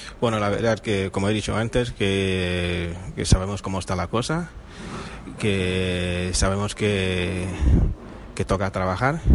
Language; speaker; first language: Spanish; non-native, fluent; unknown